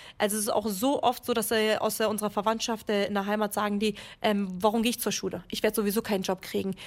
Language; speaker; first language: German; early bilingual, other home language; Kurdish